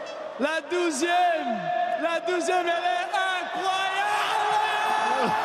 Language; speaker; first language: French; non-native, fluent; Portuguese